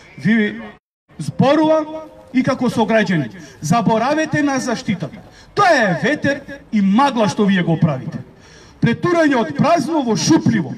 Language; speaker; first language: Macedonian; native; Macedonian